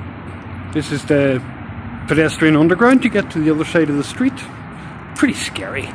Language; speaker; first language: English; native; English